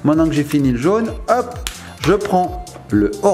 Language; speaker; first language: French; native; French